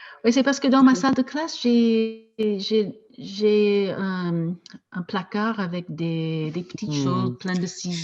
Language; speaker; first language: French; non-native, fluent; English